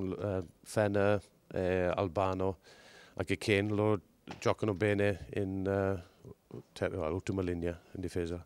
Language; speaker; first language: Italian; non-native, learner; English